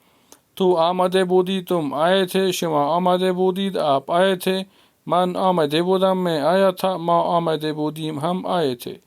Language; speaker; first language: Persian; non-native, fluent; Urdu